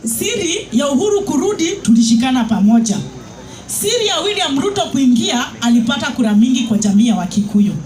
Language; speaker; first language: Swahili; non-native, local second language; Kikuyu